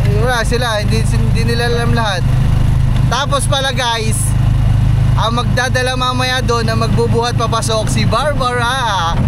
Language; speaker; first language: Filipino; native; Filipino